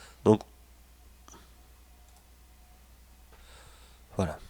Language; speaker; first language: French; native; French